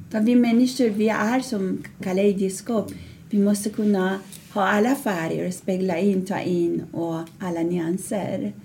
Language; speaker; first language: Swedish; non-native, fluent; Persian